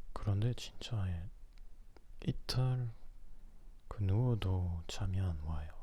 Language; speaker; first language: Korean; non-native, learner; French